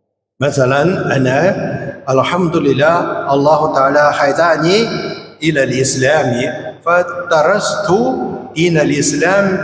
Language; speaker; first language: Arabic; non-native, fluent; Chinese